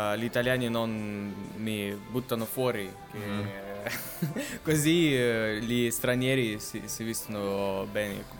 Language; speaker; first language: Italian; non-native, fluent; Russian